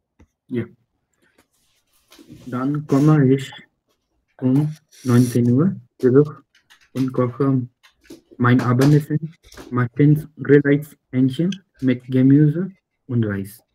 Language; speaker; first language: German; non-native, learner; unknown